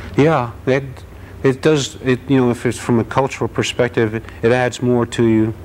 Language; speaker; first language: English; native; English